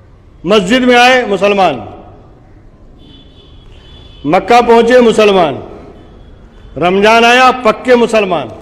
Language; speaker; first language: Urdu; native; Urdu